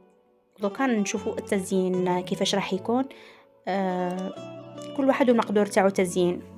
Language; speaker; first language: Arabic; native; Arabic